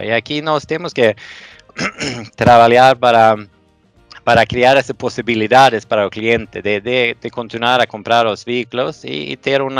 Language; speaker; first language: Portuguese; non-native, fluent; Swedish